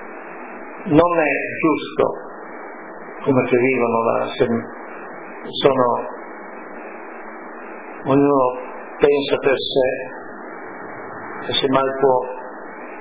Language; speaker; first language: Italian; native; Italian